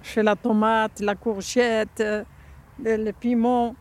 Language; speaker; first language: French; non-native, learner; Kabyle